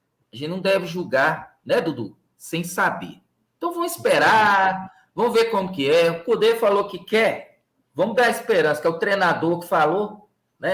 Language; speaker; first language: Portuguese; native; Portuguese